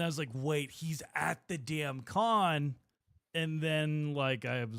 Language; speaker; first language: English; native; English